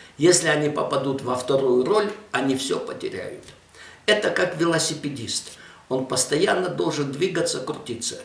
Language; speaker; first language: Russian; non-native, local second language; Armenian